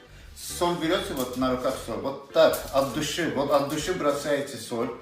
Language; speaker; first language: Russian; non-native, local second language; Azerbaijani